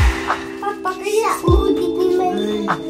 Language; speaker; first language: Swedish; early bilingual, other home language; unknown